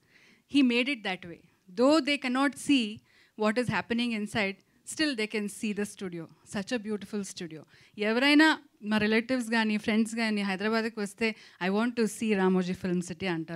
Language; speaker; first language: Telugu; non-native, local second language; Kannada